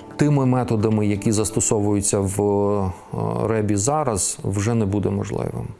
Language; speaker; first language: Ukrainian; native; Ukrainian